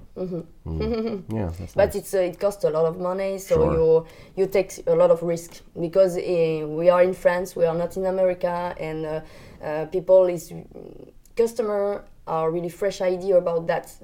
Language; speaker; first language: English; non-native, learner; French